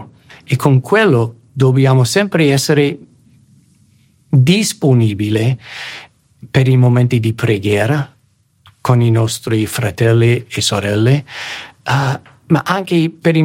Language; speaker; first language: Italian; non-native, fluent; English